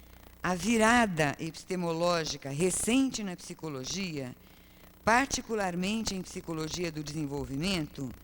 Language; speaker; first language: Portuguese; native; Portuguese